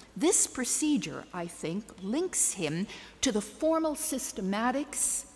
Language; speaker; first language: English; native; English